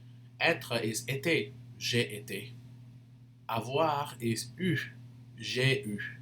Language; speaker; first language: French; non-native, fluent; English